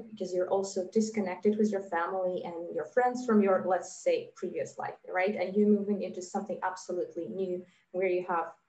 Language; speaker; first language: English; non-native, fluent; Latvian